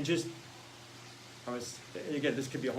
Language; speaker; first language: English; native; English